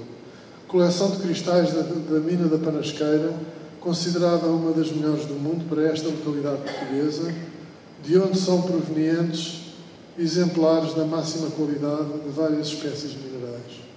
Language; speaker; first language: Portuguese; native; Portuguese